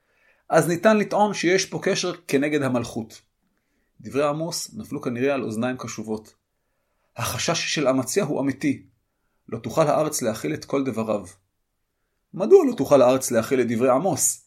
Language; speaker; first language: Hebrew; native; Hebrew